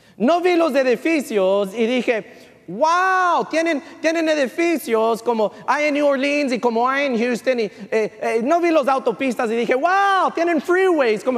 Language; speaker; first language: Spanish; early bilingual, heritage; Spanish